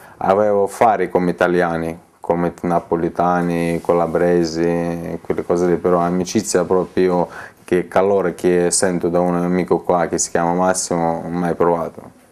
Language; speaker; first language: Italian; non-native, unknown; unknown